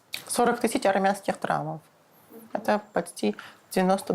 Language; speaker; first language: Russian; non-native, learner; Armenian